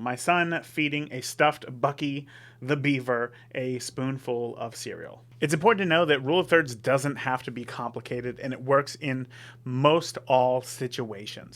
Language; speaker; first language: English; native; English